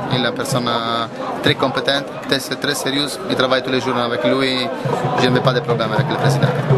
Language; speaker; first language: French; non-native, fluent; Italian